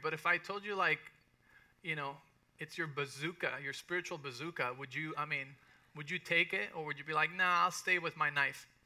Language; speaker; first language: English; native; English